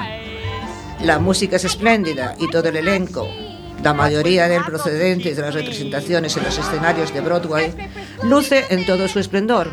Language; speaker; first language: Spanish; native; Spanish